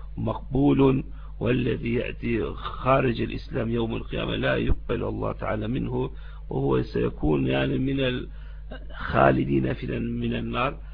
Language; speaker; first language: Arabic; non-native, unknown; Turkish